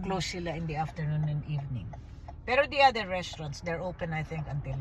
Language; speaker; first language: English; non-native, fluent; Filipino